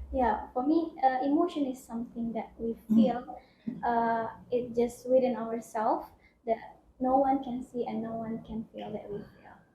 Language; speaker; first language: English; non-native, learner; Indonesian